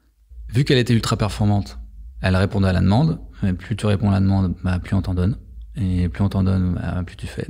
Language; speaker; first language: French; native; French